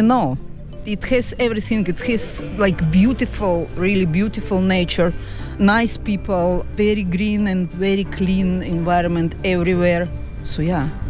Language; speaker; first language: English; non-native, fluent; Russian